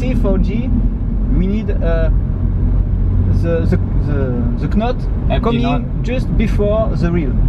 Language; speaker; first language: English; non-native, learner; French